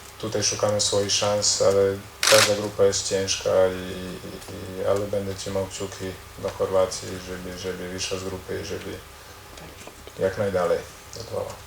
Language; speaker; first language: Polish; non-native, learner; Croatian